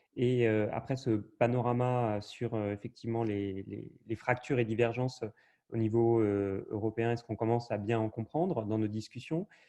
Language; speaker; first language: French; native; French